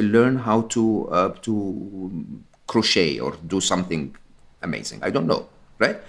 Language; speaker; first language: English; non-native, fluent; Arabic